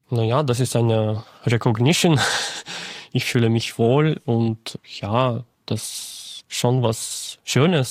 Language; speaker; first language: German; non-native, learner; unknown